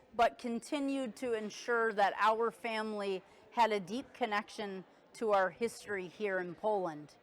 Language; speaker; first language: English; native; English